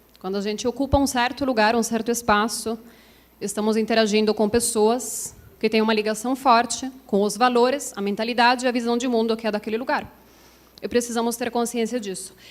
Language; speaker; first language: Portuguese; non-native, fluent; Italian